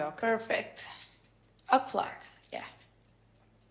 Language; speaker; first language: English; non-native, learner; Spanish